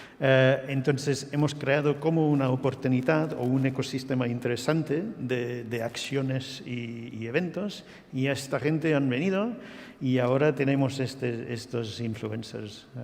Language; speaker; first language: Spanish; non-native, fluent; English